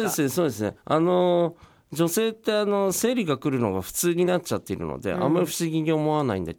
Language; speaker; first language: Japanese; native; Japanese